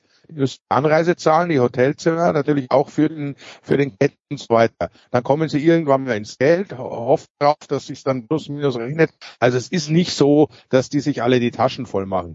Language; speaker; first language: German; native; German